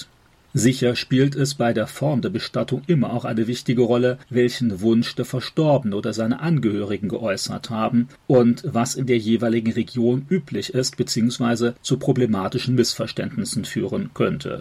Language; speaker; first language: German; native; German